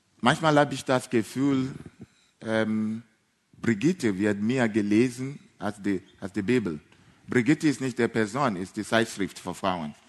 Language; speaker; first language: German; non-native, fluent; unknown